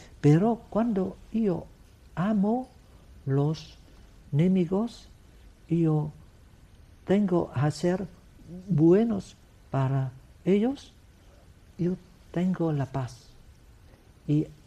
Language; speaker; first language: Spanish; non-native, learner; Vietnamese